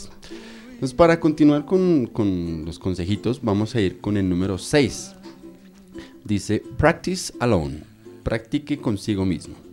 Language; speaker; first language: Spanish; native; Spanish